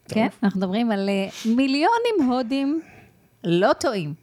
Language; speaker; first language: Hebrew; non-native, fluent; Russian